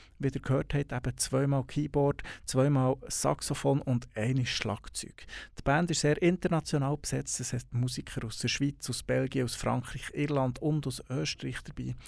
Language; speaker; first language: German; native; German